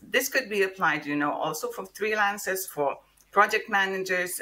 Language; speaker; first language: English; non-native, fluent; Lithuanian